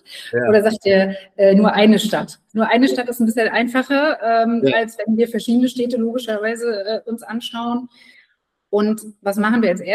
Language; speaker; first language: German; native; German